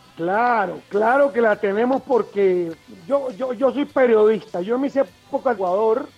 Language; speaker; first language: Spanish; native; Spanish